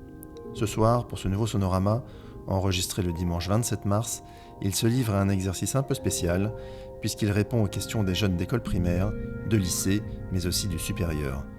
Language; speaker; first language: French; native; French